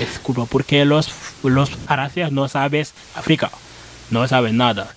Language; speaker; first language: Spanish; non-native, learner; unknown